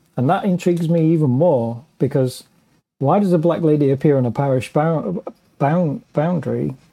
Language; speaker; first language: English; native; English